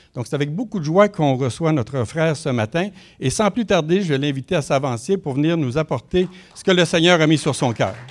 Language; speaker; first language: French; native; French